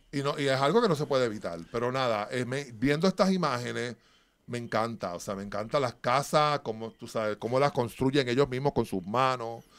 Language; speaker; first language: Spanish; native; Spanish